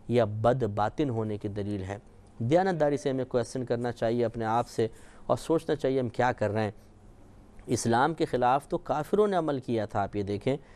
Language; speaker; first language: Urdu; native; Urdu